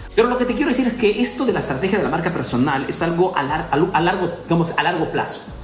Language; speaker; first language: Spanish; native; Spanish